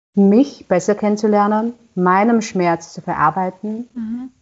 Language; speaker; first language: German; non-native, fluent; Chinese